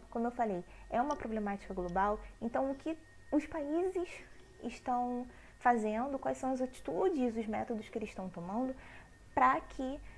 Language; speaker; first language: Portuguese; native; Portuguese